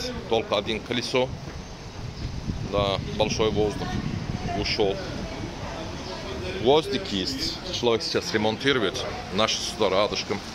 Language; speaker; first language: Russian; non-native, local second language; Turkish